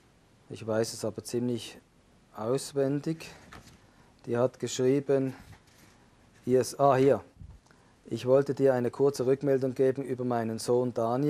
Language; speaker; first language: German; native; German